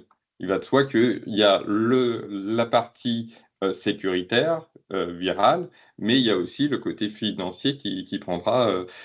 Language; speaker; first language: French; native; French